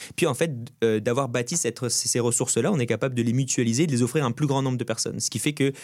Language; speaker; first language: French; native; French